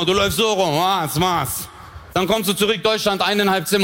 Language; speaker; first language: German; early bilingual, other home language; Turkish